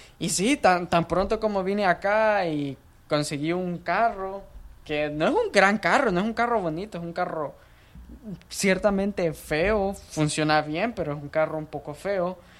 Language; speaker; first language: Spanish; native; Spanish